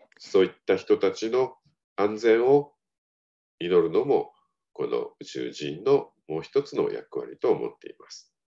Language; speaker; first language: Japanese; native; Japanese